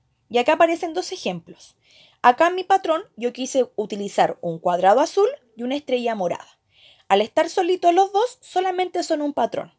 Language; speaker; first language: Spanish; native; Spanish